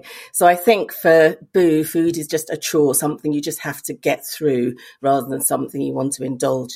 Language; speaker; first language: English; native; English